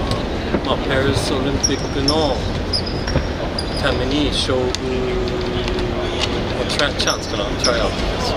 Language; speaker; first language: Japanese; non-native, fluent; English